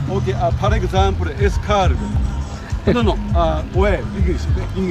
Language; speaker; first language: English; non-native, learner; Japanese